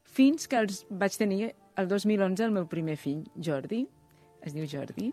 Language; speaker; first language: Catalan; non-native, fluent; Chinese